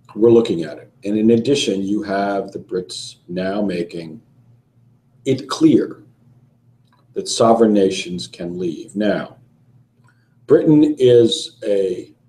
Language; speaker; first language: English; native; English